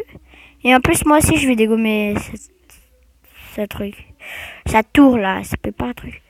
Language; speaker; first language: French; native; French